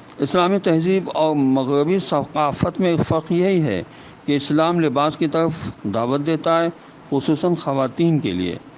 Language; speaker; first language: Urdu; native; Urdu